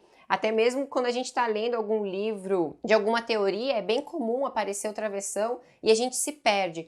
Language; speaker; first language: Portuguese; native; Portuguese